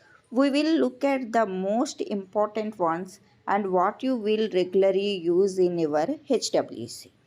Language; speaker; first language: English; non-native, local second language; Telugu